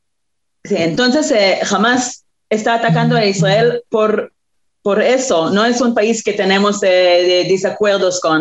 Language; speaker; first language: Spanish; non-native, fluent; Hebrew